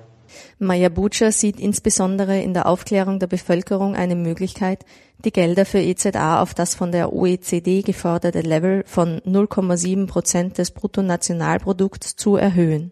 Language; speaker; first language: German; native; German